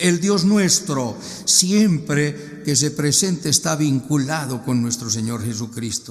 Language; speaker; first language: Spanish; native; Spanish